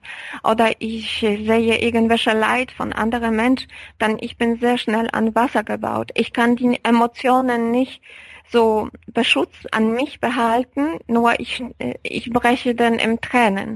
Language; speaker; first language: German; non-native, fluent; Polish